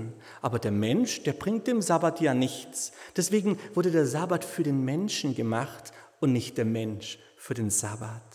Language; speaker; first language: German; native; German